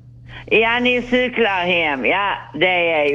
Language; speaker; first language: Swedish; native; Swedish